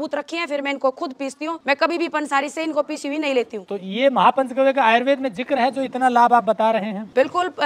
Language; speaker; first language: Hindi; native; Hindi